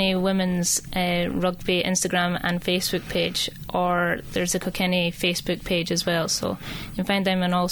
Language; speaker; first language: English; native; English